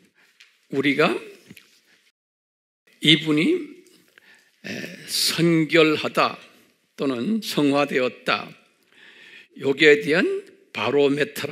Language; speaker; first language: Korean; native; Korean